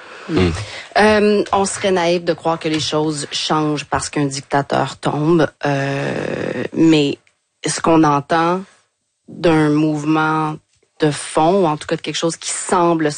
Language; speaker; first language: French; native; French